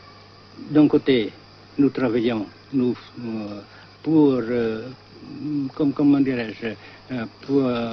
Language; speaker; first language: French; non-native, local second language; Vietnamese